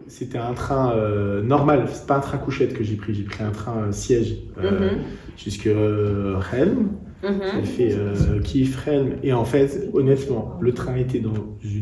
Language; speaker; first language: French; native; French